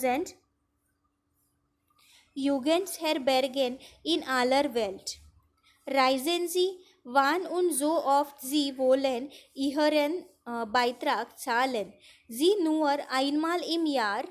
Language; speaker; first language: German; non-native, fluent; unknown